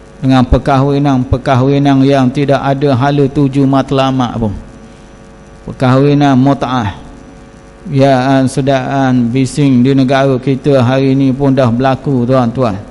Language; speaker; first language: Malay; native; Malay